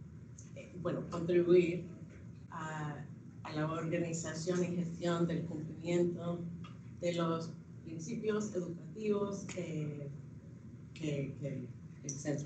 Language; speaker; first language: Spanish; non-native, fluent; English